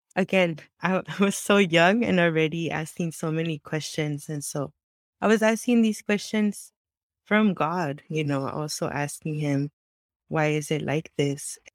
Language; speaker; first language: English; early bilingual, other home language; Spanish